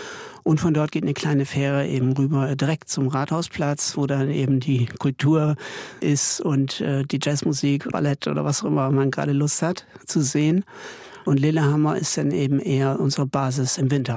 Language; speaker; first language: German; native; German